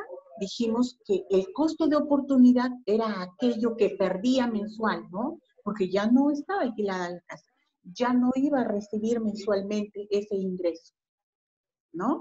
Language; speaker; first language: Spanish; native; Spanish